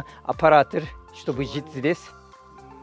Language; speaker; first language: Russian; non-native, fluent; Turkish